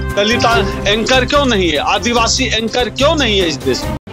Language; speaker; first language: Hindi; native; Hindi